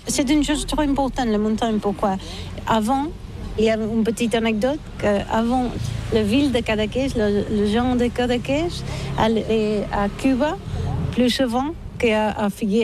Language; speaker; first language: French; non-native, learner; Catalan